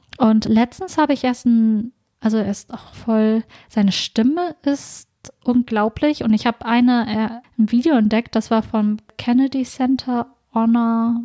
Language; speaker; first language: German; early bilingual, other home language; Vietnamese